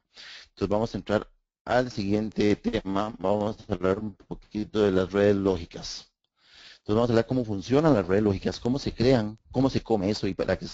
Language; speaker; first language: Spanish; native; Spanish